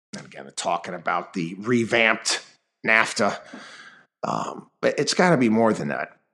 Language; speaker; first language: English; native; English